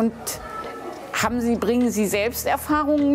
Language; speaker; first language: German; native; German